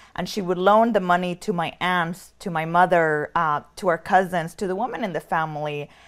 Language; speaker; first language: English; early bilingual, other home language; Spanish